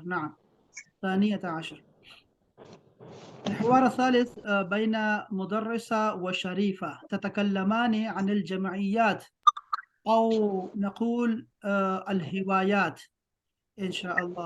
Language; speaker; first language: Arabic; non-native, fluent; Urdu